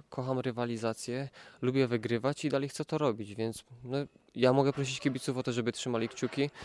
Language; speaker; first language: Polish; native; Polish